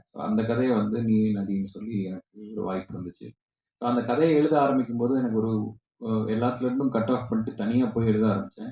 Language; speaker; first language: Tamil; native; Tamil